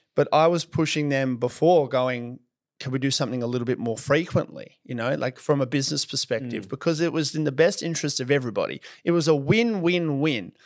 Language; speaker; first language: English; native; English